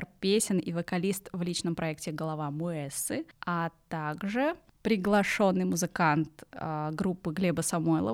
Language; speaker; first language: Russian; native; Russian